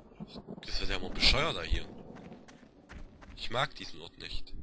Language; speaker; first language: German; native; German